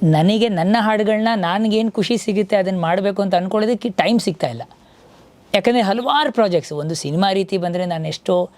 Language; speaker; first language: Kannada; native; Kannada